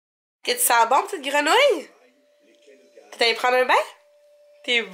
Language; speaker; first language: French; native; French